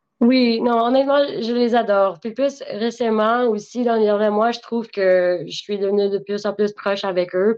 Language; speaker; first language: French; native; French